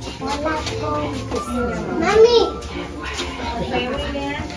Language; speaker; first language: Spanish; early bilingual, other home language; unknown